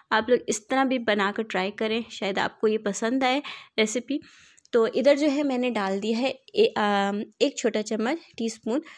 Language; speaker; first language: Urdu; native; Urdu